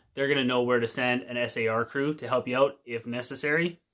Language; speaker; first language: English; native; English